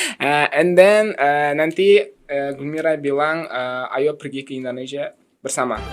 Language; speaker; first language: Indonesian; non-native, learner; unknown